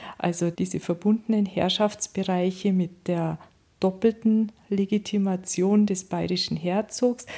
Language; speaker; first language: German; native; German